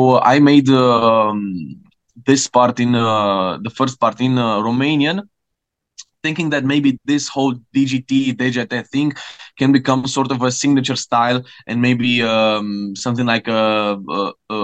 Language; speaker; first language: English; non-native, fluent; Romanian